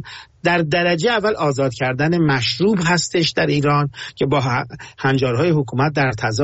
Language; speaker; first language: Persian; native; Persian